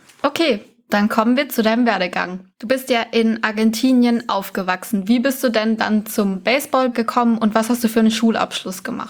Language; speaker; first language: German; native; German